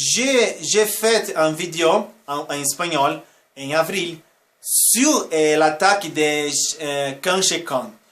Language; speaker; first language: French; non-native, fluent; Portuguese